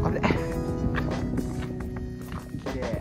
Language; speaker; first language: Japanese; native; Japanese